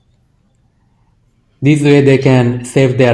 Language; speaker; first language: English; non-native, local second language; Bangla